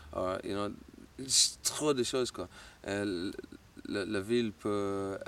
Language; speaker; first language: French; non-native, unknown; English